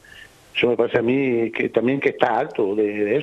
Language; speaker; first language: Spanish; native; Spanish